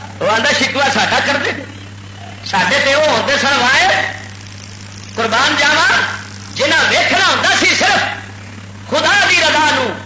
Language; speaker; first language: Urdu; native; Urdu